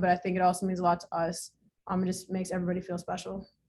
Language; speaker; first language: English; native; English